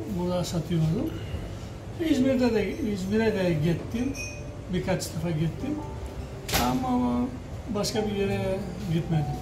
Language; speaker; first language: Turkish; early bilingual, heritage; Greek